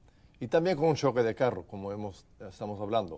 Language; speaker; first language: Spanish; non-native, fluent; English